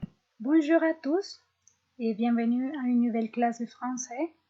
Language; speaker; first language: French; non-native, fluent; Spanish